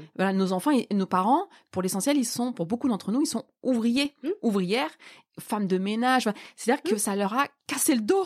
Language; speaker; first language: French; early bilingual, other home language; Arabic